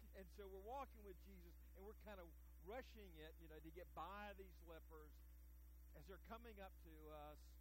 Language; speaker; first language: English; native; English